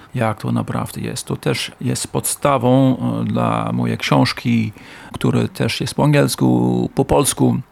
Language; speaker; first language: Polish; non-native, learner; Dutch